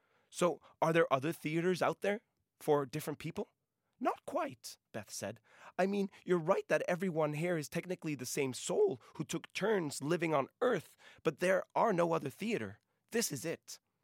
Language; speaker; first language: English; non-native, local second language; Norwegian